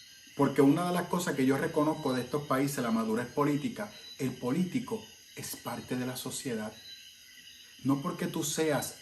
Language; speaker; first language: Spanish; native; Spanish